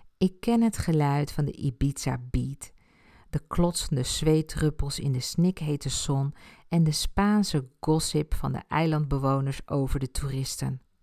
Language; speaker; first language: Dutch; early bilingual, other home language; Spanish